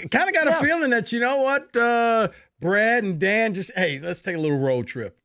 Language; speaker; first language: English; native; English